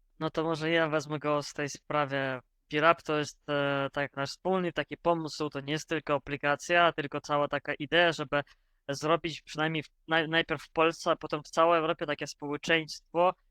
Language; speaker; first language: Polish; non-native, fluent; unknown